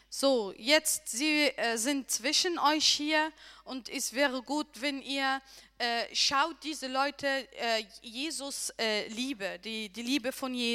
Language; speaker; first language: German; non-native, learner; Arabic